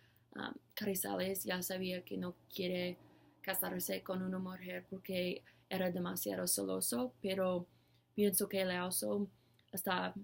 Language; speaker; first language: Spanish; non-native, learner; English